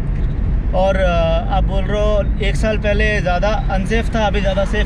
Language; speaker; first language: Hindi; native; Hindi